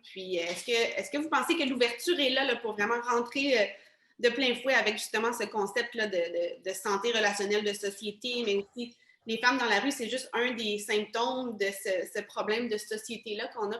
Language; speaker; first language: French; native; French